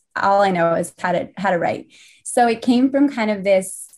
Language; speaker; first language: English; native; English